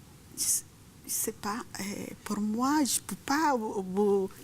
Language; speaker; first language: French; non-native, fluent; Spanish